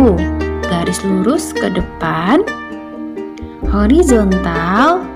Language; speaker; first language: Indonesian; native; Indonesian